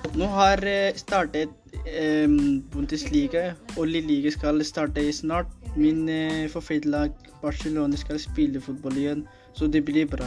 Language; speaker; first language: Norwegian; non-native, learner; Spanish